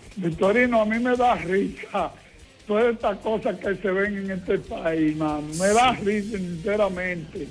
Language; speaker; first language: Spanish; native; Spanish